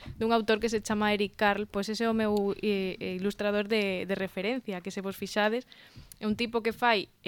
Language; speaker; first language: Galician; non-native, local second language; Spanish